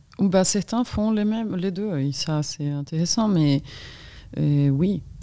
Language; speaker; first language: French; non-native, fluent; Portuguese